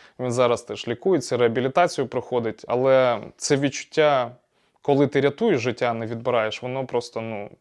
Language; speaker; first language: Ukrainian; non-native, local second language; Russian